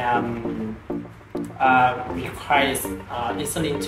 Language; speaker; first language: English; non-native, learner; Vietnamese